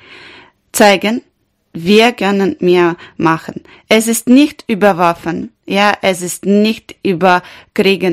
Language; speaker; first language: German; non-native, learner; Ukrainian